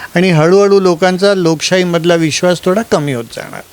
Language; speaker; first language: Marathi; non-native, local second language; Gujarati